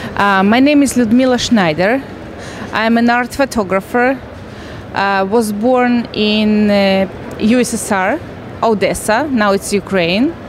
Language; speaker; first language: English; non-native, learner; Russian